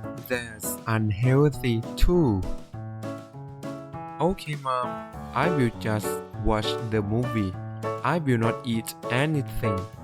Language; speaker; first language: English; non-native, fluent; Thai